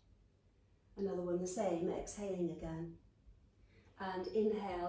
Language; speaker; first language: English; native; English